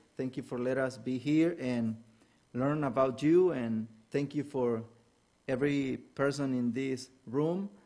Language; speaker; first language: English; non-native, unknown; Spanish